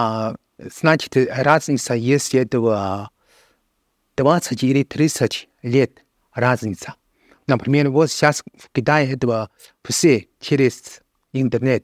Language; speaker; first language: Russian; non-native, learner; Chinese